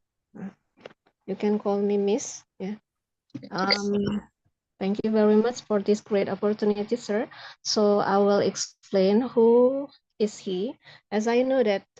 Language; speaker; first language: English; non-native, local second language; Indonesian